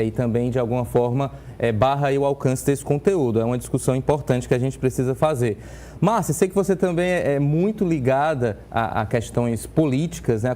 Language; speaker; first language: Portuguese; native; Portuguese